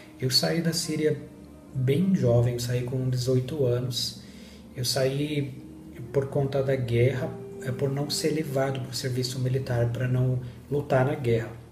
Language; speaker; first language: Portuguese; non-native, fluent; Arabic